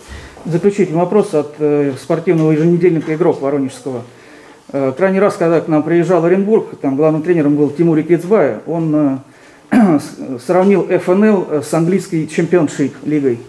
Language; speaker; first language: Russian; native; Russian